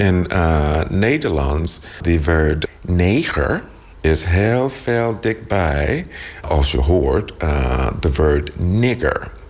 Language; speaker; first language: Dutch; non-native, learner; English